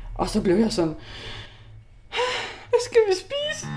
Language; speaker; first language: Danish; non-native, fluent; Lithuanian